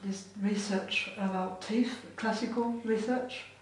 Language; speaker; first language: English; non-native, fluent; French